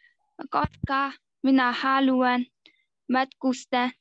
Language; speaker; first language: Finnish; non-native, learner; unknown